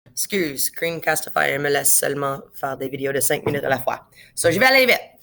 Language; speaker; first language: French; non-native, local second language; English